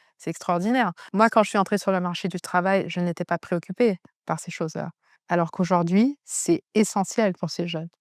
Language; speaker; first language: French; native; French